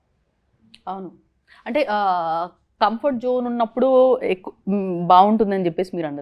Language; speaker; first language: Telugu; native; Telugu